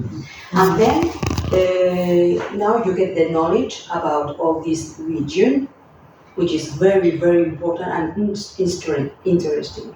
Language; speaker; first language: English; non-native, fluent; Spanish